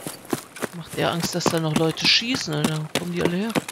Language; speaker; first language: German; native; German